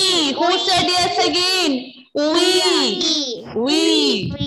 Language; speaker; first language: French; non-native, fluent; Malayalam